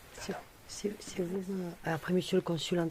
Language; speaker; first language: French; native; French